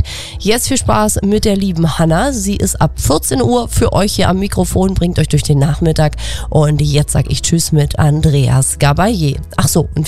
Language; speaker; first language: German; native; German